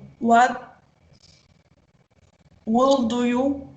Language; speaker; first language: English; non-native, learner; Spanish